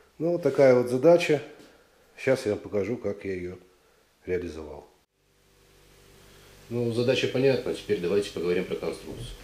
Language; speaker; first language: Russian; native; Russian